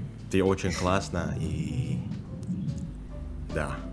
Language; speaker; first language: Russian; non-native, learner; Indonesian